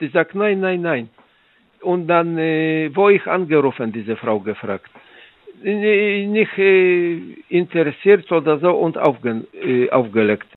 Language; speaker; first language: German; non-native, learner; Polish